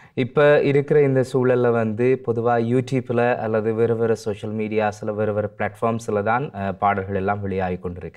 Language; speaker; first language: Tamil; native; Tamil